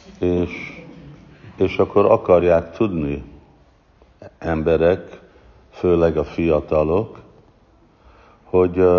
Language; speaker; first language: Hungarian; non-native, fluent; English